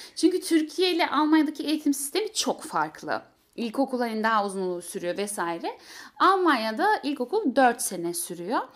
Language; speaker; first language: Turkish; early bilingual, heritage; Turkish